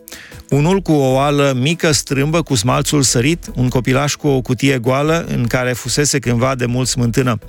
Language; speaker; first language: Romanian; native; Romanian